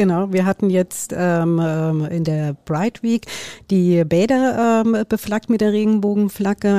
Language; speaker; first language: German; native; German